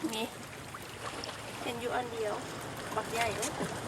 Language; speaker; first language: Thai; native; Thai